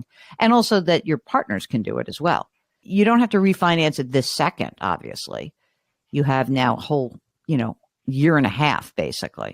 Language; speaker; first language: English; native; English